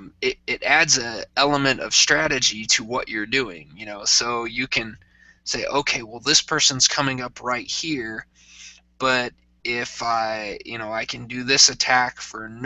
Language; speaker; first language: English; native; English